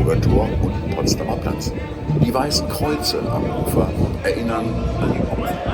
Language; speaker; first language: German; native; German